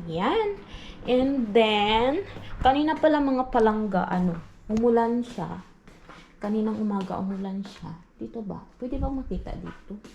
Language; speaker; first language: Filipino; non-native, local second language; Cebuano